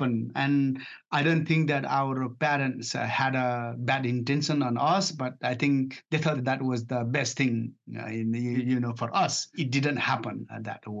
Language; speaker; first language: English; non-native, fluent; Nepali